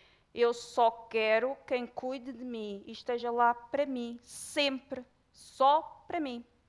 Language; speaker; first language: Portuguese; native; Portuguese